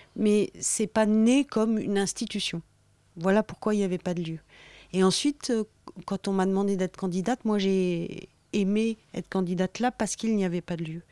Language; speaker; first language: French; native; French